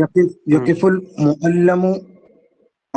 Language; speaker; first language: Arabic; non-native, learner; Urdu